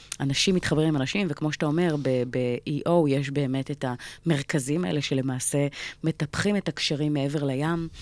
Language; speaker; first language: Hebrew; native; Hebrew